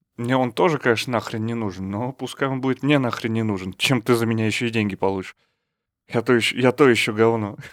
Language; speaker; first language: Russian; native; Russian